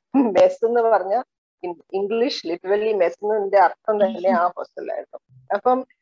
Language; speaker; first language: English; non-native, local second language; Malayalam